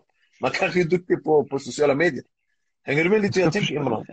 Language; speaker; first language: Swedish; early bilingual, other home language; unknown